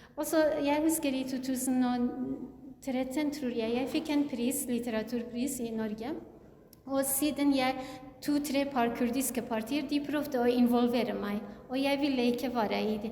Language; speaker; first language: Norwegian; non-native, learner; Kurdish